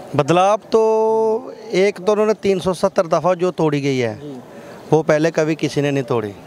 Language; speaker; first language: Hindi; native; Hindi